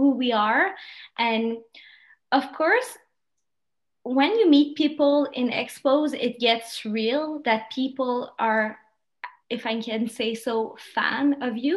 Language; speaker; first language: English; non-native, fluent; French